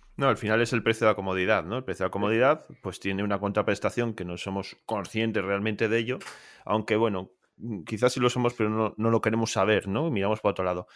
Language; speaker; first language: Spanish; native; Spanish